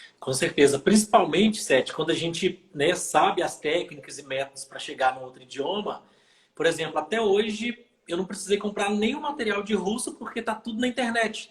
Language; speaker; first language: Portuguese; native; Portuguese